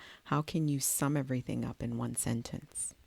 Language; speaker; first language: English; native; English